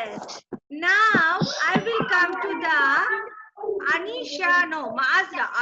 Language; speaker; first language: English; non-native, local second language; Bangla